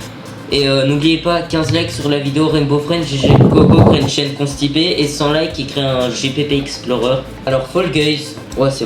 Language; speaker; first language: French; native; French